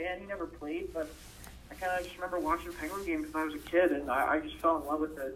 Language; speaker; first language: English; native; English